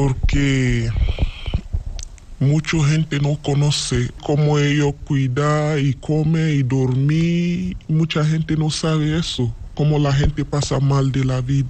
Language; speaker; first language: Spanish; non-native, learner; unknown